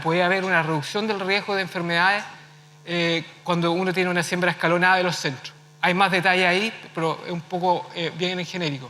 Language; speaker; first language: Spanish; native; Spanish